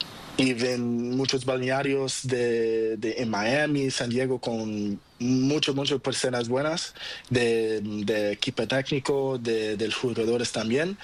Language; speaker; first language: Spanish; non-native, learner; Portuguese